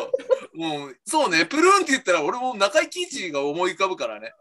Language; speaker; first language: Japanese; native; Japanese